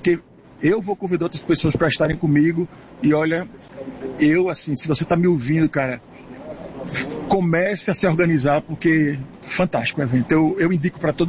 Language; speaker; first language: Portuguese; native; Portuguese